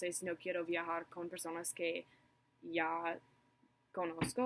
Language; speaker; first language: Spanish; non-native, learner; English